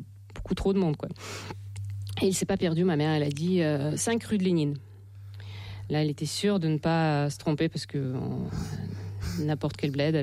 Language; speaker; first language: French; non-native, fluent; Russian